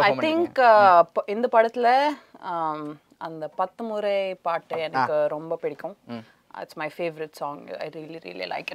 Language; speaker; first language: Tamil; non-native, learner; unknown